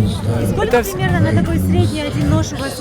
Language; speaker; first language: Russian; native; Russian